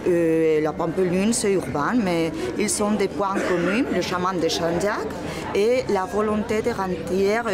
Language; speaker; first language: French; non-native, learner; Spanish